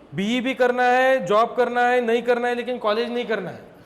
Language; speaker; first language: Hindi; non-native, local second language; Marathi